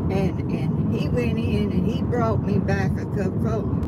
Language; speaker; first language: English; native; English